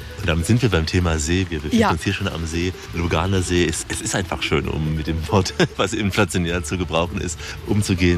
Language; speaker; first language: German; native; German